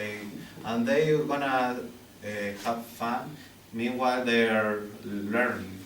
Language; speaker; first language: English; non-native, learner; Spanish